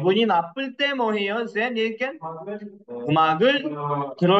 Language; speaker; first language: Korean; non-native, fluent; Kyrgyz